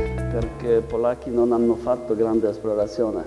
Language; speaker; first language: Italian; non-native, learner; Polish